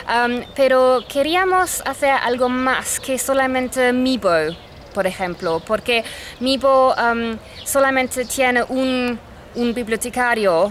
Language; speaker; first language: Spanish; non-native, fluent; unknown